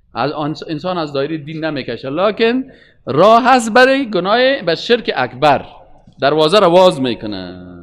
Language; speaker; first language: Persian; native; Persian